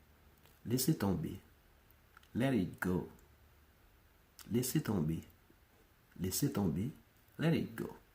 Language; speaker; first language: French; non-native, local second language; Haitian Creole